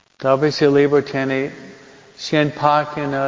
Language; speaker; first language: Spanish; non-native, fluent; English